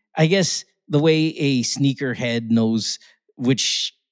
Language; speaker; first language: English; non-native, local second language; Filipino